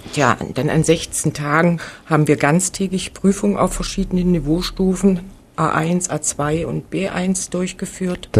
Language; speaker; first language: German; native; German